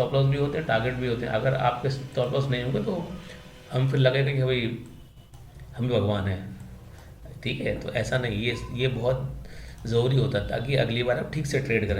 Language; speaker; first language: Hindi; native; Hindi